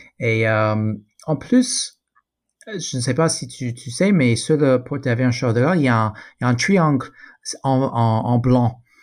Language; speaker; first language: French; non-native, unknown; English